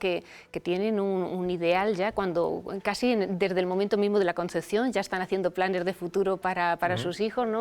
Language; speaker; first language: Spanish; native; Spanish